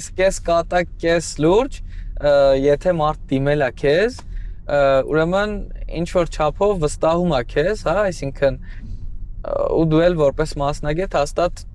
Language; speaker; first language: Armenian; native; Armenian